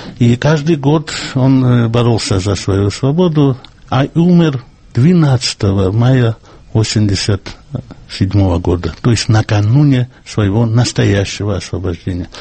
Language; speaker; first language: Russian; non-native, local second language; Georgian